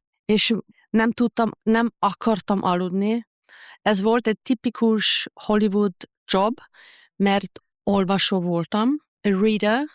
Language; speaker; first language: Hungarian; non-native, fluent; German